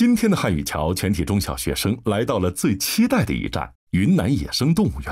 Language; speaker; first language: Chinese; native; Chinese